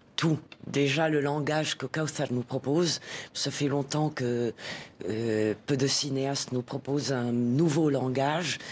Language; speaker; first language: French; non-native, local second language; Arabic